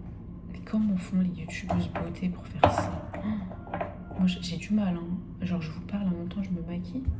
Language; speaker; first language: French; native; French